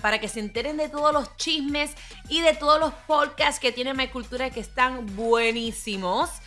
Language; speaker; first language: Spanish; early bilingual, heritage; Spanish